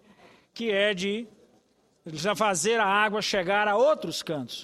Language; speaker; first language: Portuguese; native; Portuguese